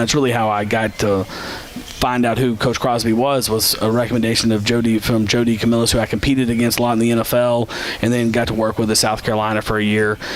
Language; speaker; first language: English; native; English